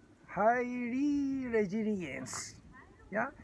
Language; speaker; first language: English; non-native, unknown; Japanese